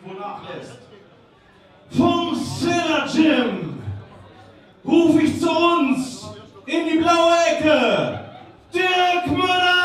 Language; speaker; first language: German; native; German